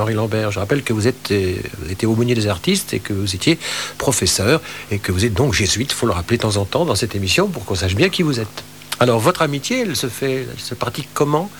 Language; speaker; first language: French; native; French